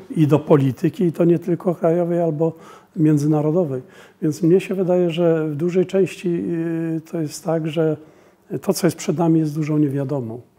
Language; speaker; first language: Polish; native; Polish